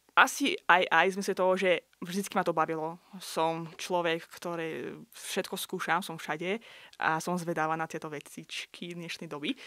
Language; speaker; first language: Slovak; non-native, fluent; Russian